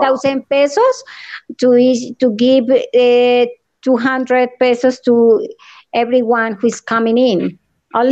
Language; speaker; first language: English; non-native, learner; Spanish